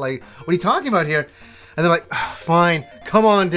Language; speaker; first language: English; native; English